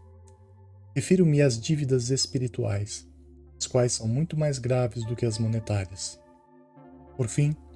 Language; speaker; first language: Portuguese; native; Portuguese